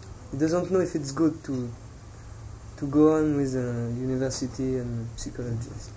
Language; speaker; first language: English; non-native, fluent; French